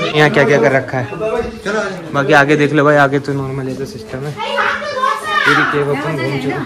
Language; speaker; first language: Hindi; native; Hindi